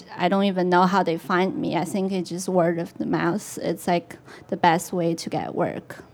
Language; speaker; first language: English; non-native, fluent; Chinese